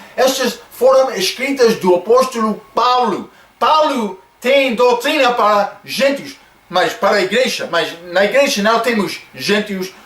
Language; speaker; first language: Portuguese; non-native, fluent; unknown